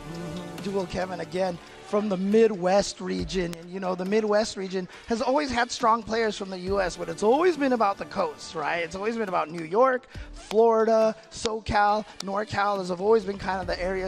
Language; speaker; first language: English; native; English